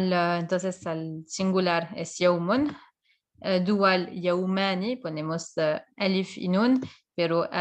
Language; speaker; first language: Spanish; non-native, fluent; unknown